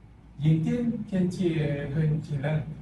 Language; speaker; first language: Chinese; non-native, learner; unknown